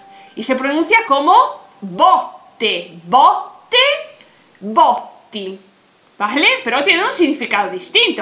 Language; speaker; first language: Spanish; non-native, fluent; Italian